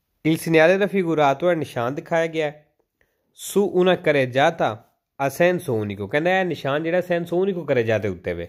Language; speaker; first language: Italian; non-native, learner; Punjabi